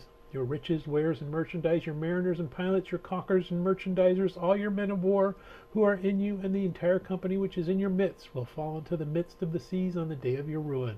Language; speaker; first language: English; native; English